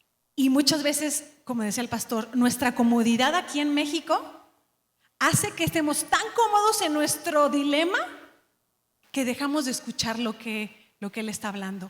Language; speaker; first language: Spanish; native; Spanish